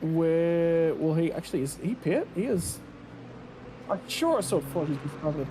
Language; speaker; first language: English; native; English